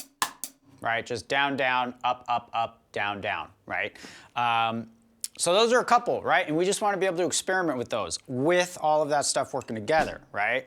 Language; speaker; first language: English; native; English